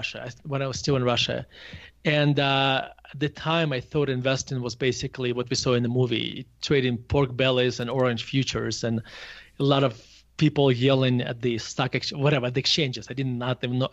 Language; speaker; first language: English; non-native, fluent; Russian